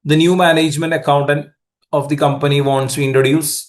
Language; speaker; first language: English; non-native, local second language; Malayalam